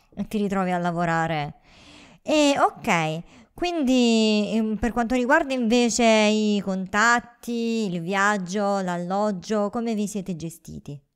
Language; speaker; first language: Italian; native; Italian